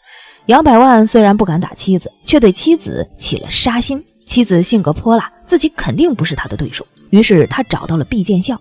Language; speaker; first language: Chinese; native; Chinese